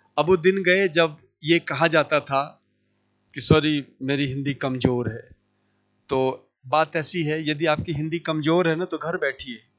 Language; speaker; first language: Hindi; native; Hindi